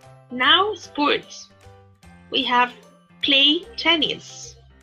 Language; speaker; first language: English; non-native, fluent; Spanish